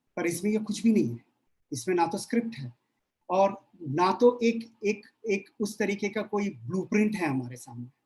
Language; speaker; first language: Hindi; non-native, local second language; Bangla